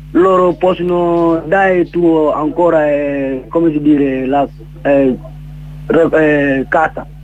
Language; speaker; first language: Italian; non-native, learner; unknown